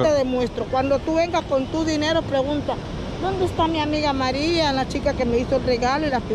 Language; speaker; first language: Spanish; native; Spanish